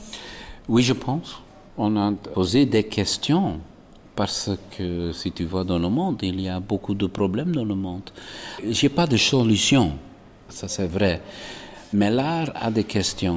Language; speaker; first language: French; non-native, local second language; Dutch